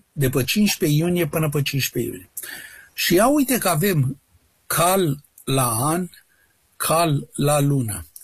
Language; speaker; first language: Romanian; native; Romanian